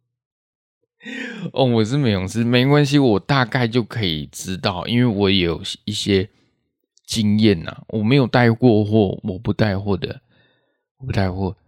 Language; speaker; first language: Chinese; native; Chinese